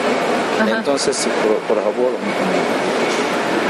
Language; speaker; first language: Spanish; non-native, learner; Japanese